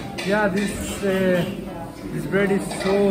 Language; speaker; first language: English; non-native, learner; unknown